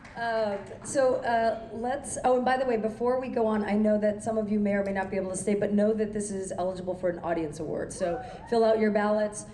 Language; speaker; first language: English; early bilingual, other home language; Urdu